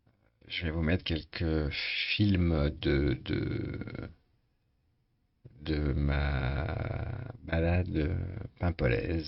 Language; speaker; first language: French; native; French